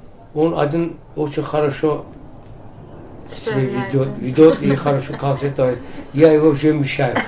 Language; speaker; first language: Russian; non-native, learner; Azerbaijani